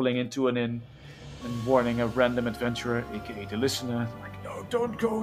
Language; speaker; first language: English; non-native, fluent; Dutch